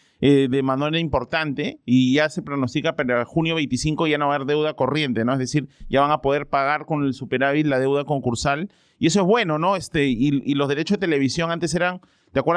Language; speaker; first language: Spanish; native; Spanish